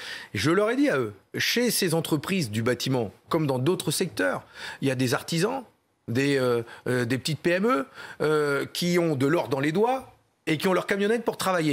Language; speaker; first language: French; native; French